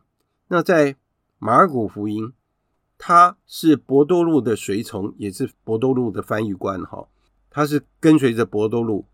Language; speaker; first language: Chinese; native; Chinese